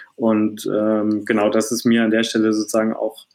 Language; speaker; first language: German; native; German